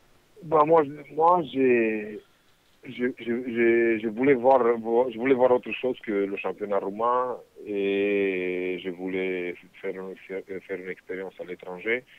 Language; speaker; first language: French; non-native, fluent; Romanian